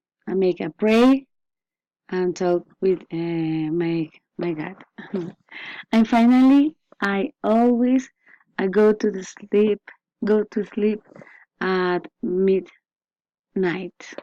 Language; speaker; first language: English; non-native, learner; Spanish